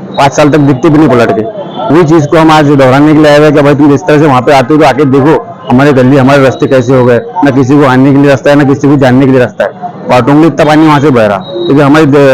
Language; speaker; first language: Hindi; non-native, local second language; Urdu